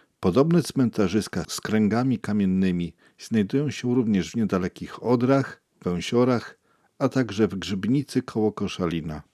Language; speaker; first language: Polish; native; Polish